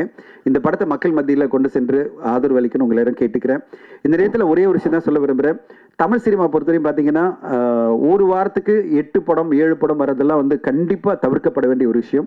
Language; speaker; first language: Tamil; native; Tamil